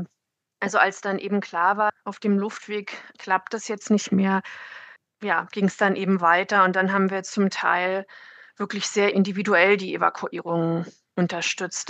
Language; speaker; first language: German; native; German